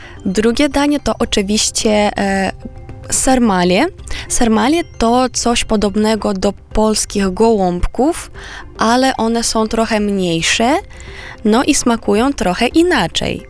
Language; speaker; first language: Polish; non-native, fluent; Romanian